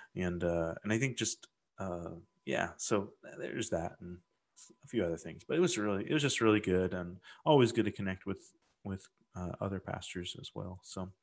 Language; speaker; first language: English; native; English